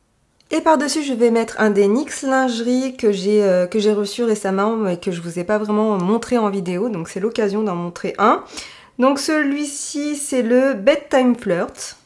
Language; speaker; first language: French; native; French